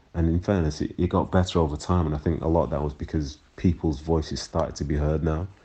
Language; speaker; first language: English; native; English